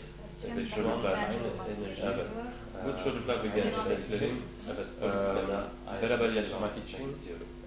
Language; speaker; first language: Turkish; non-native, learner; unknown